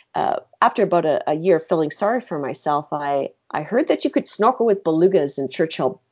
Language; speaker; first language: English; native; English